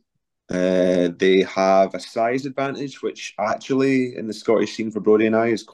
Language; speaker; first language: English; native; English